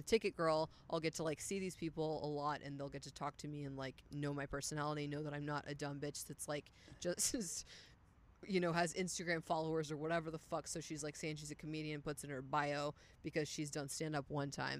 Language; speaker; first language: English; native; English